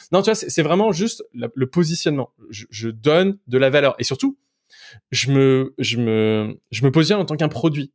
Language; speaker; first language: French; native; French